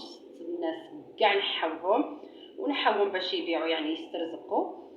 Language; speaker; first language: Arabic; native; Arabic